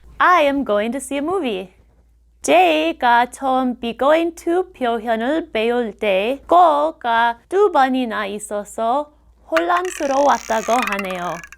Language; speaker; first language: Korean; non-native, fluent; English